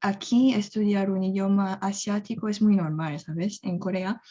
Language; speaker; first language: Spanish; non-native, fluent; Korean